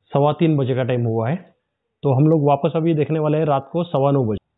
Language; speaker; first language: Hindi; non-native, local second language; Marathi